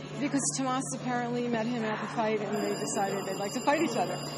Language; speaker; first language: English; native; English